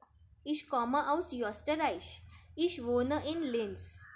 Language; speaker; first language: German; non-native, fluent; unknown